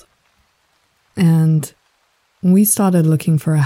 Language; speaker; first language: English; native; English